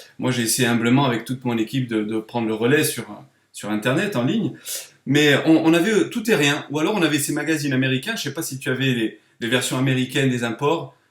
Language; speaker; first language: French; native; French